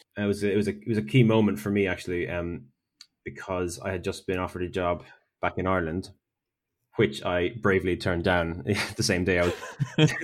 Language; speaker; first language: English; native; English